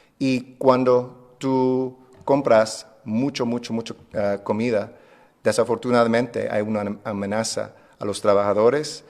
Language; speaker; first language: Spanish; non-native, fluent; English